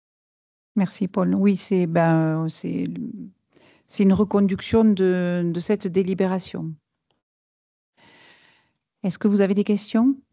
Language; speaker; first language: French; native; French